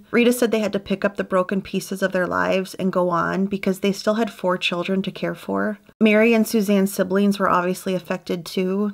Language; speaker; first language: English; native; English